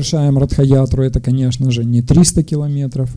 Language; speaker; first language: Russian; native; Russian